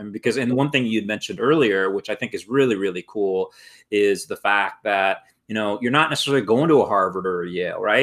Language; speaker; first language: English; native; English